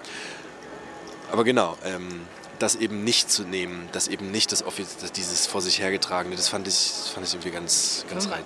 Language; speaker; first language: German; native; German